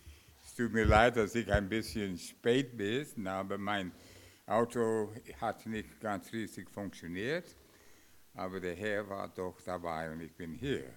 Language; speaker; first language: German; non-native, fluent; English